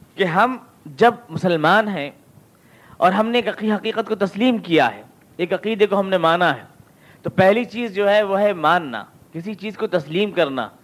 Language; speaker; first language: Urdu; native; Urdu